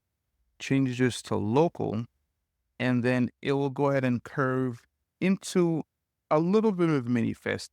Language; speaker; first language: English; native; English